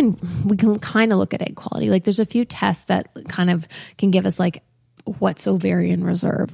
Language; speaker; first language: English; native; English